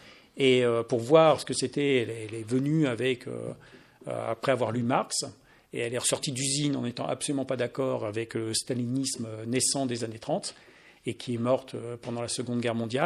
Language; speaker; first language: French; native; French